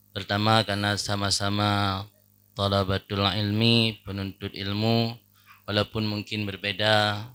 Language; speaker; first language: Malay; non-native, local second language; Achinese